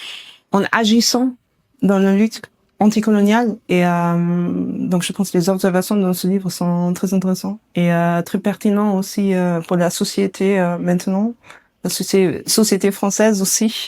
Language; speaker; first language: French; non-native, learner; German